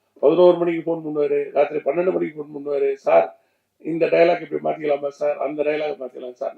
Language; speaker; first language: Tamil; native; Tamil